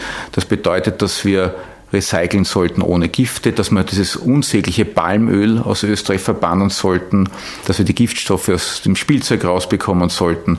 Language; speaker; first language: German; native; German